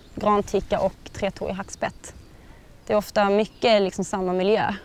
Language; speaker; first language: Swedish; native; Swedish